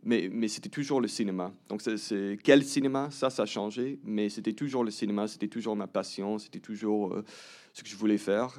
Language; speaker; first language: French; early bilingual, heritage; English